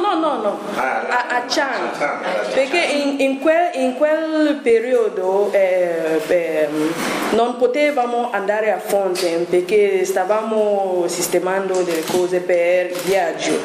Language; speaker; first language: Italian; non-native, learner; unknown